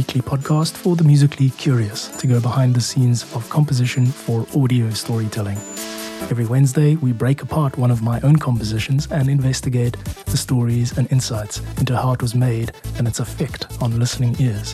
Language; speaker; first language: English; native; English